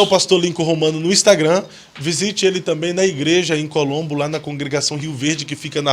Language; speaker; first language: Portuguese; native; Portuguese